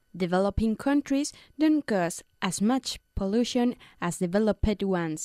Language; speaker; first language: English; non-native, fluent; Spanish